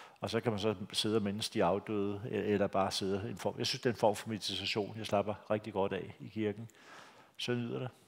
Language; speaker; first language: Danish; native; Danish